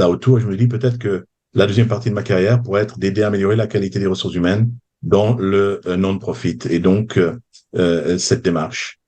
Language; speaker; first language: French; native; French